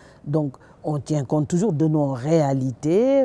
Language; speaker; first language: French; non-native, local second language; Wolof